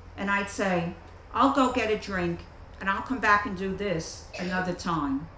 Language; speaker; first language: English; native; English